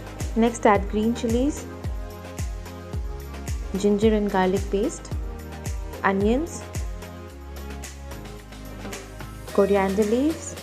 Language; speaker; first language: English; non-native, local second language; Hindi